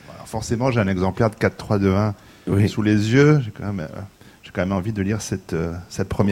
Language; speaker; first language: French; native; French